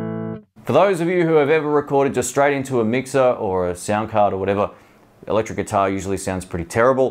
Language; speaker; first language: English; native; English